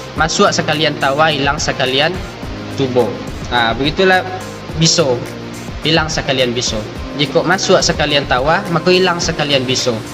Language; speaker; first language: Malay; non-native, local second language; Minangkabau